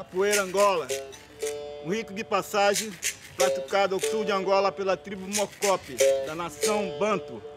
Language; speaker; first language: Portuguese; native; Portuguese